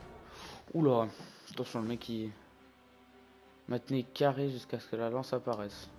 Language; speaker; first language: French; native; French